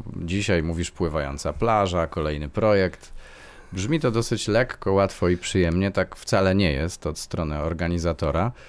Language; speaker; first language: Polish; native; Polish